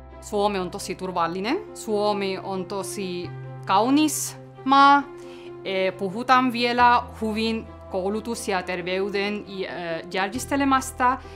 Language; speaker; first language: Finnish; non-native, learner; Spanish